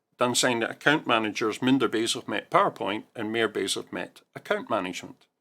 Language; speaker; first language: Dutch; non-native, fluent; English